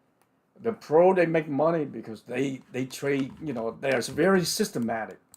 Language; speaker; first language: English; non-native, fluent; Vietnamese